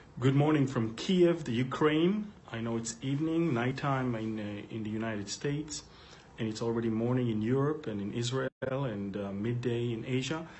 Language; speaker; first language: English; non-native, fluent; Hebrew